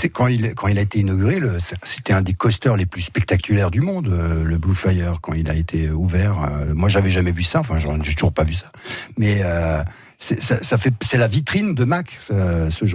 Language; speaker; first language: French; native; French